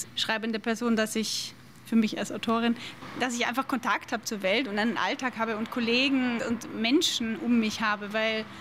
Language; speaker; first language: German; native; German